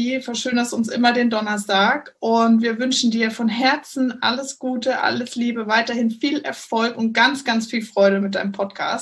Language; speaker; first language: German; native; German